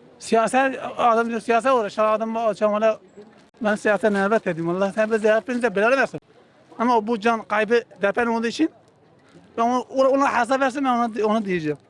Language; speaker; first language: Turkish; non-native, local second language; Kurdish